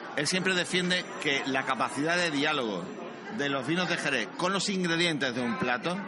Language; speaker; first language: Spanish; native; Spanish